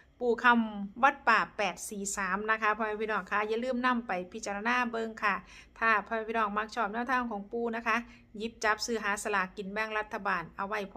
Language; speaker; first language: Thai; non-native, local second language; Northeastern Thai